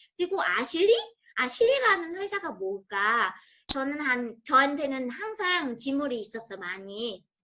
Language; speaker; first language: Korean; non-native, fluent; Vietnamese